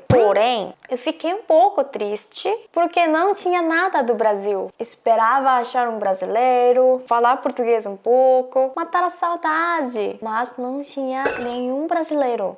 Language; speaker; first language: Portuguese; non-native, fluent; Korean